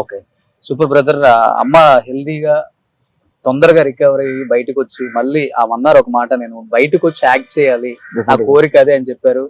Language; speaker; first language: Telugu; native; Telugu